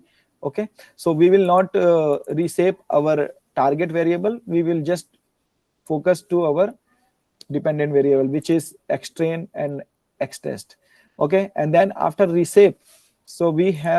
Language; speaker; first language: English; non-native, learner; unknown